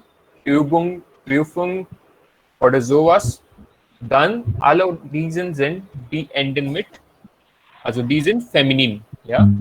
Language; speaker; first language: German; non-native, fluent; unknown